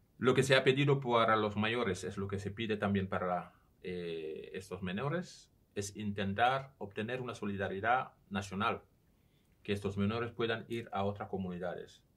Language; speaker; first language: Spanish; non-native, fluent; Serer